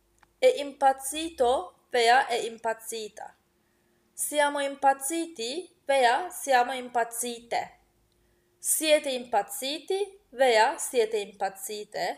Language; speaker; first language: Italian; non-native, fluent; Turkish